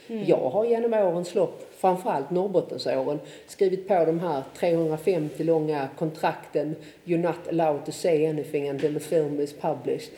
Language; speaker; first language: Swedish; native; Swedish